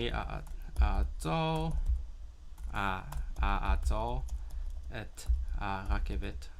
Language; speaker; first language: Hebrew; non-native, learner; Cantonese